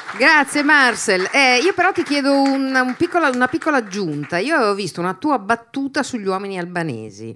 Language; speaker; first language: Italian; native; Italian